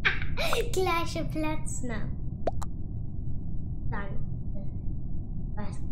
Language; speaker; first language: German; non-native, learner; English